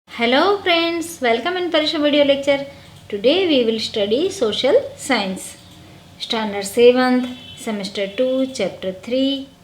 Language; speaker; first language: English; non-native, local second language; Gujarati